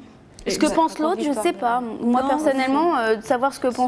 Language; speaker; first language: French; native; French